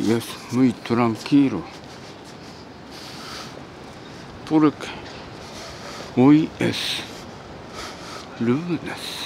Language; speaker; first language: Spanish; non-native, learner; Japanese